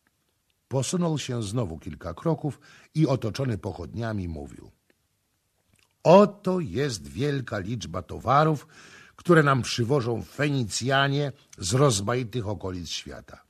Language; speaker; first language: Polish; native; Polish